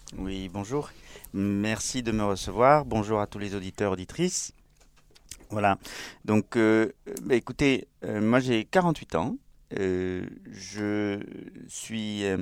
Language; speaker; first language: French; non-native, fluent; Spanish